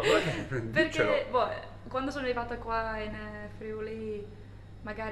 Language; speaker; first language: Italian; non-native, fluent; English